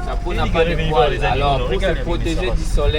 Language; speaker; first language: French; native; French